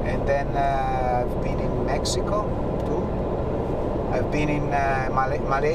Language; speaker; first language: English; non-native, learner; Italian